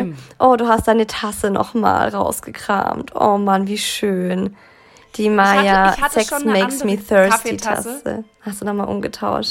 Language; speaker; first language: German; native; German